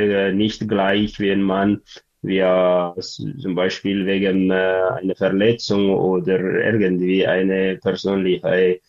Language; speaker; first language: German; non-native, learner; Tigrinya